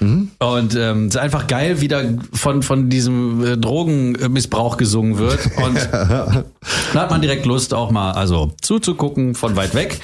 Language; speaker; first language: German; native; German